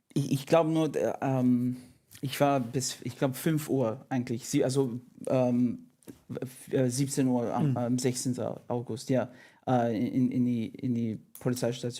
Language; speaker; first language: German; non-native, fluent; English